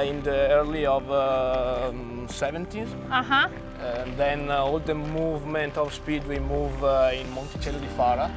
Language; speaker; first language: English; non-native, learner; Italian